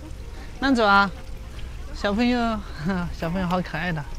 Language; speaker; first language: Chinese; non-native, fluent; Indonesian